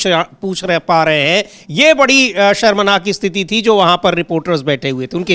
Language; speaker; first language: Hindi; native; Hindi